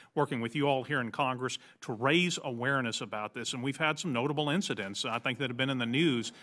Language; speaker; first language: English; native; English